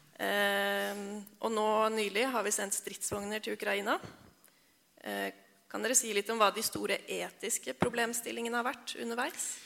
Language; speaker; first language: Norwegian; native; Norwegian